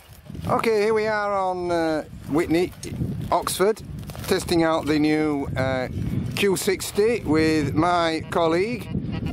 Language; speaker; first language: English; native; English